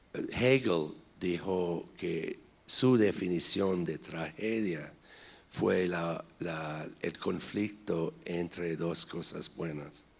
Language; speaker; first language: Spanish; non-native, fluent; English